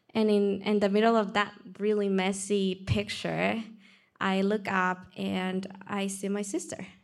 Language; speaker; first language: English; non-native, fluent; Spanish